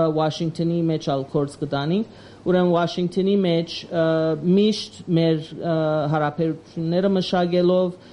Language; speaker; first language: Armenian; early bilingual, heritage; Armenian